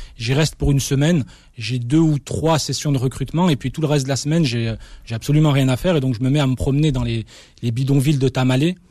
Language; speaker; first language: French; early bilingual, other home language; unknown